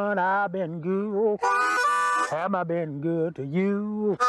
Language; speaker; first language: English; native; English